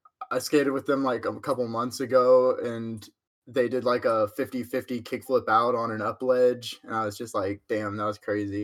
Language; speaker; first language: English; native; English